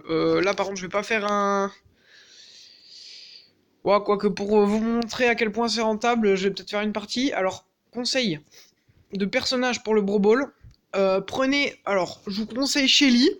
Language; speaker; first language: French; native; French